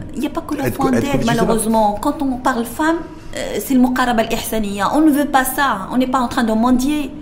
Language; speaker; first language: French; non-native, local second language; Arabic